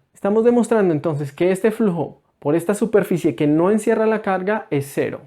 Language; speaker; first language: Spanish; native; Spanish